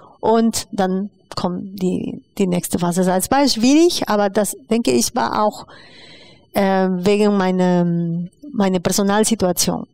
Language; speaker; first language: German; non-native, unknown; Spanish